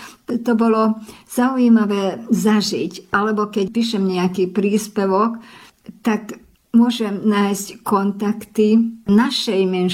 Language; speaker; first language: Slovak; early bilingual, heritage; Slovak